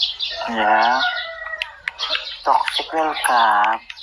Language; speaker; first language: English; non-native, local second language; Filipino